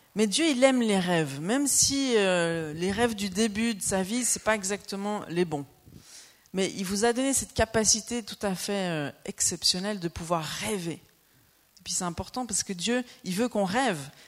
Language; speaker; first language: French; native; French